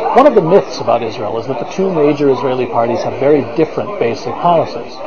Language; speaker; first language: English; native; English